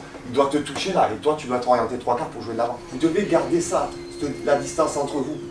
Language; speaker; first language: French; native; French